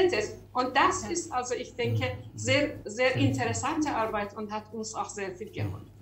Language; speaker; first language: German; non-native, learner; Persian